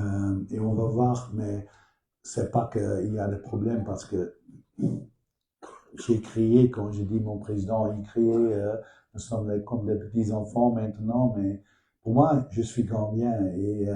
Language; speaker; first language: French; non-native, learner; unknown